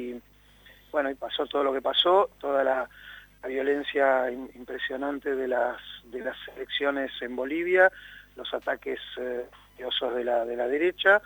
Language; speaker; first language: Spanish; native; Spanish